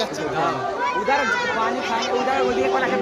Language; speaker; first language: Hindi; non-native, local second language; Bangla